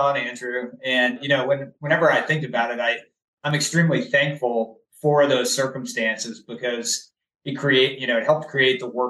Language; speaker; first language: English; native; English